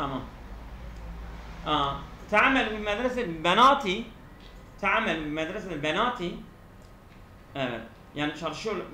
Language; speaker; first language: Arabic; non-native, fluent; Turkish